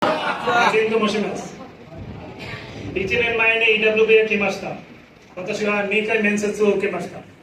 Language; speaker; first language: Japanese; non-native, learner; Bangla